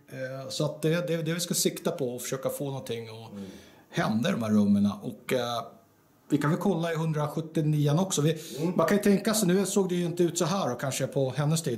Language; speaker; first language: Swedish; native; Swedish